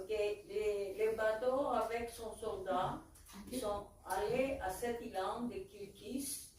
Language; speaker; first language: French; non-native, learner; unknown